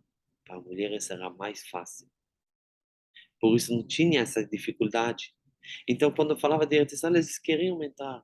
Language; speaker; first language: Portuguese; non-native, fluent; Hebrew